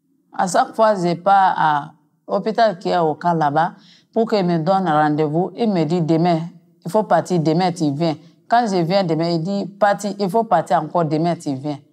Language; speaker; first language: French; non-native, local second language; Mandingo